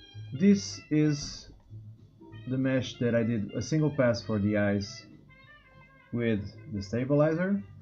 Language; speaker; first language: English; non-native, fluent; Portuguese